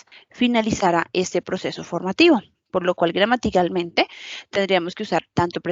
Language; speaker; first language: Spanish; native; Spanish